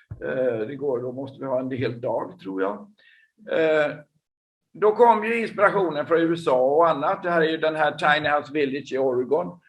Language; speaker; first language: Swedish; native; Swedish